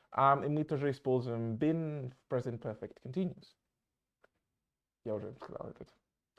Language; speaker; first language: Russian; non-native, fluent; English